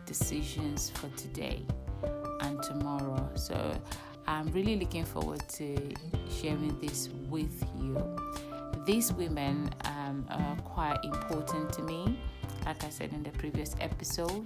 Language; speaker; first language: English; non-native, local second language; Yoruba